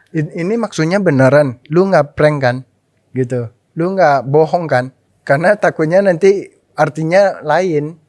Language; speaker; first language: Indonesian; non-native, local second language; Min Nan Chinese